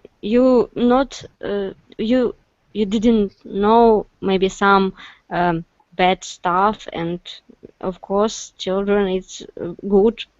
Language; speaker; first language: English; non-native, learner; Russian